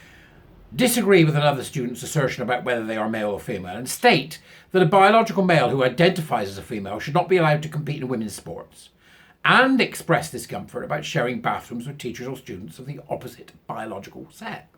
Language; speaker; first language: English; native; English